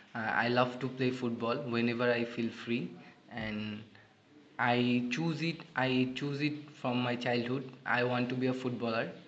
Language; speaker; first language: English; non-native, learner; Bangla